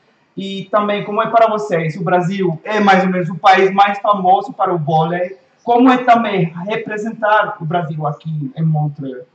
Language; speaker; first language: Portuguese; non-native, fluent; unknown